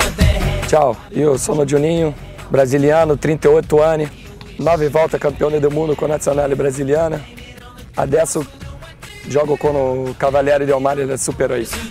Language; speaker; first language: Italian; non-native, learner; Portuguese